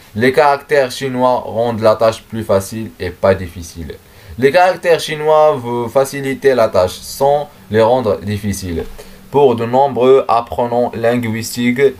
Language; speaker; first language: French; non-native, learner; Arabic